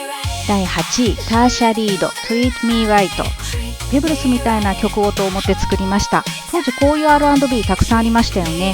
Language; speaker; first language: Japanese; native; Japanese